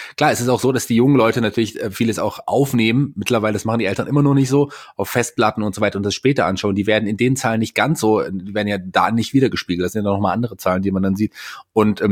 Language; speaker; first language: German; native; German